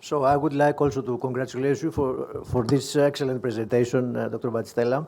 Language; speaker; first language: English; non-native, fluent; Greek